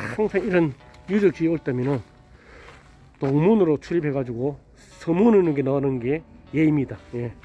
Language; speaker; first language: Korean; native; Korean